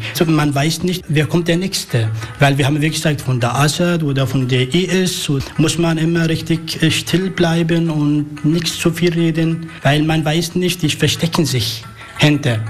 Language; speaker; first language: German; non-native, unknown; Arabic